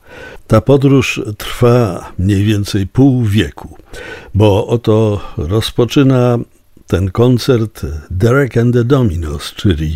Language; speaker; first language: Polish; native; Polish